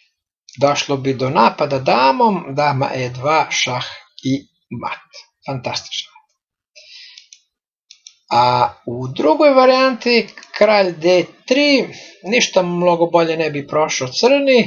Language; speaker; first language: Serbian; native; Serbian